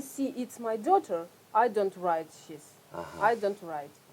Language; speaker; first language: English; non-native, learner; Russian